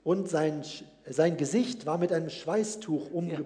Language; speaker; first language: German; native; German